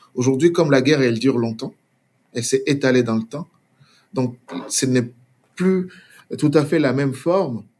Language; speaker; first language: French; non-native, local second language; Swahili